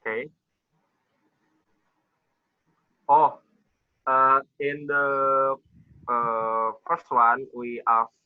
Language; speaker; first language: English; non-native, learner; Indonesian